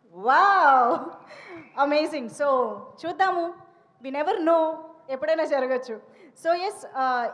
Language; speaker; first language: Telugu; native; Telugu